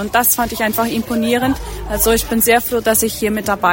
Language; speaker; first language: German; early bilingual, heritage; German